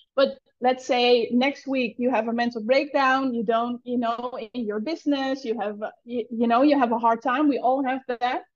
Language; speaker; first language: English; non-native, fluent; Dutch